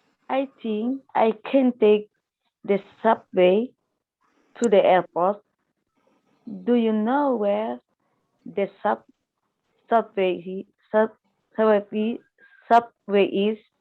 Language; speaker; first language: English; non-native, learner; Indonesian